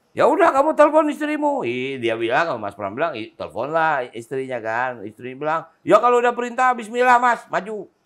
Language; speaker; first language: Indonesian; native; Indonesian